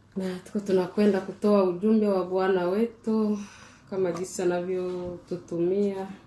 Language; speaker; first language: Swahili; native; Swahili